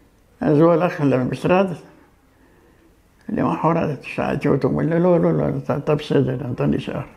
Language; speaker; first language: Hebrew; early bilingual, other home language; Arabic